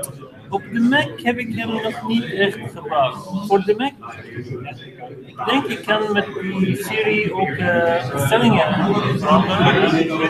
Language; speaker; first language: Dutch; non-native, fluent; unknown